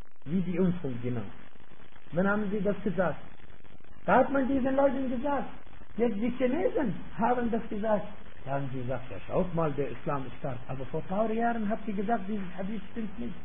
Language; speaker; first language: German; non-native, fluent; Arabic